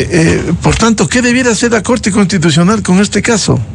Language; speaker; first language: Spanish; native; Spanish